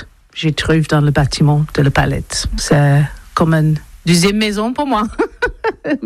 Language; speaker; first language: French; non-native, learner; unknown